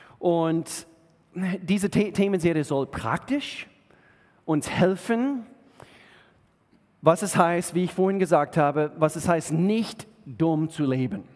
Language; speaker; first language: German; non-native, fluent; English